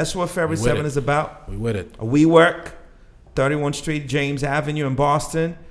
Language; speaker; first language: English; non-native, fluent; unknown